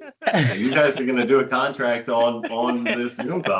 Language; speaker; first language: English; native; English